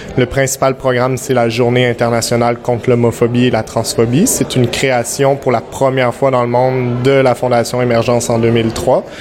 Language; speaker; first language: French; native; French